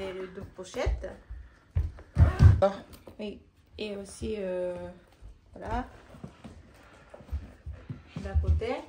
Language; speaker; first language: French; non-native, learner; Japanese